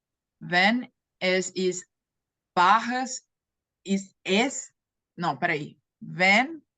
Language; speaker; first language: German; non-native, learner; Portuguese